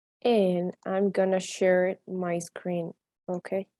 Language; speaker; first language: English; non-native, fluent; Spanish